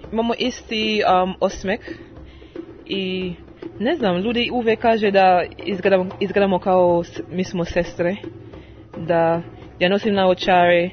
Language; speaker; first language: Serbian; non-native, learner; English